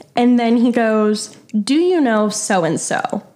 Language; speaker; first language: English; native; English